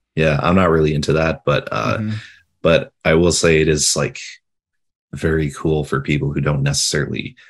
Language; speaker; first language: English; native; English